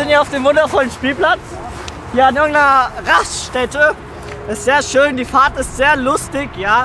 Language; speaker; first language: German; native; German